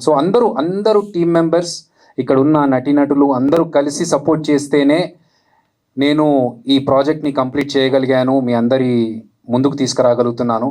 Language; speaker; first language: Telugu; native; Telugu